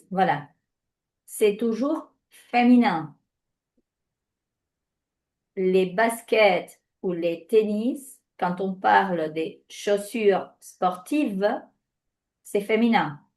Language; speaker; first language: French; non-native, fluent; Spanish